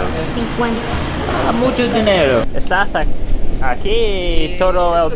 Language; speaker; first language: Spanish; non-native, learner; English